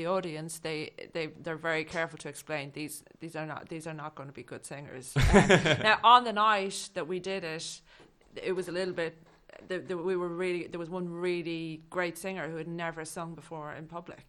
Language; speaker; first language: English; native; English